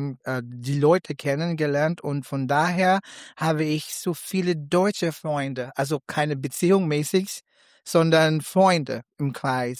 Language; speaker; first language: German; non-native, learner; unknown